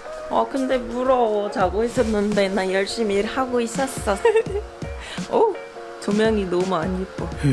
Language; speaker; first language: Korean; non-native, fluent; English